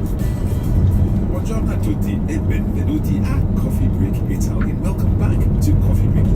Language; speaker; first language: Italian; non-native, fluent; English